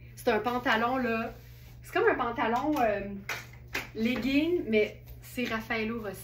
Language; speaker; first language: French; native; French